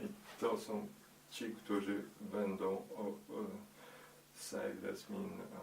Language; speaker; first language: Polish; early bilingual, heritage; Polish